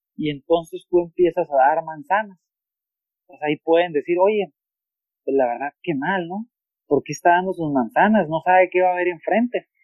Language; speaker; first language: Spanish; native; Spanish